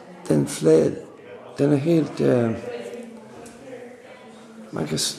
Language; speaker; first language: Danish; non-native, learner; English